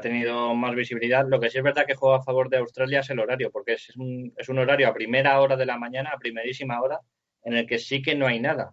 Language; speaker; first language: Spanish; native; Spanish